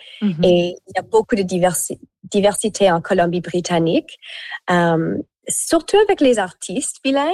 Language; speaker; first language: French; non-native, local second language; English